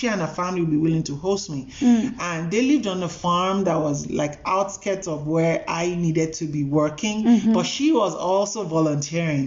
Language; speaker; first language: English; non-native, local second language; Yoruba